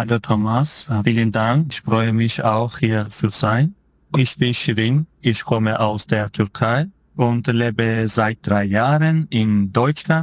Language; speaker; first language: German; non-native, fluent; Turkish